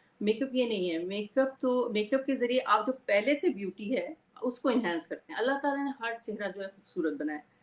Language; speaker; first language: Urdu; native; Urdu